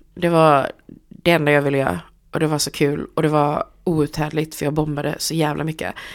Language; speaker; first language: Swedish; early bilingual, other home language; Chinese